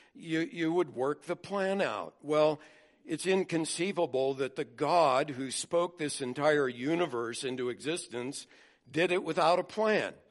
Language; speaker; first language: English; native; English